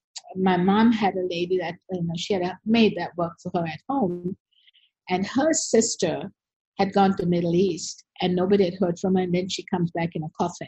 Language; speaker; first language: English; non-native, local second language; Sinhala